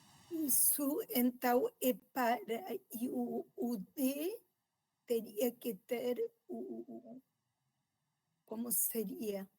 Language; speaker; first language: Portuguese; non-native, fluent; Spanish